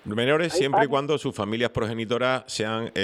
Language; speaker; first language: Spanish; native; Spanish